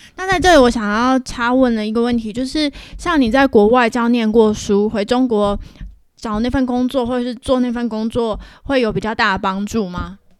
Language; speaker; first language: Chinese; native; Chinese